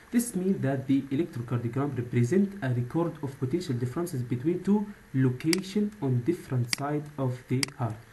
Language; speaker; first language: English; non-native, learner; Arabic